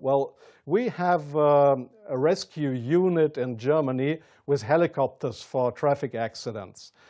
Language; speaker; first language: English; non-native, fluent; German